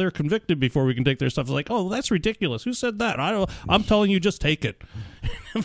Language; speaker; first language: English; native; English